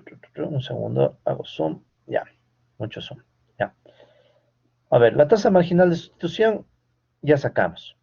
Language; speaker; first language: Spanish; native; Spanish